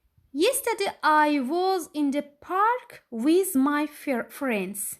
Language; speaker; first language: English; non-native, fluent; Azerbaijani